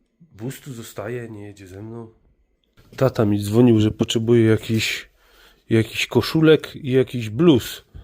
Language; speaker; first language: Polish; native; Polish